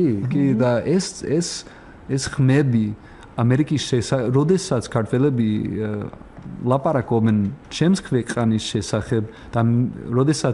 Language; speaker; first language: Georgian; non-native, learner; English